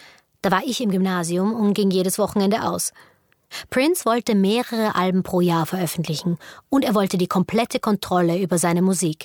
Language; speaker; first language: German; native; German